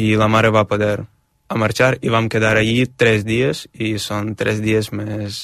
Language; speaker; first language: Catalan; non-native, fluent; Ukrainian